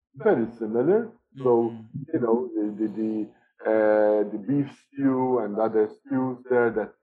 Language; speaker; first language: English; non-native, fluent; Maltese